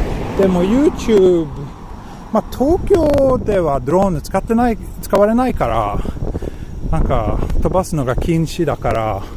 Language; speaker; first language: Japanese; non-native, learner; Swedish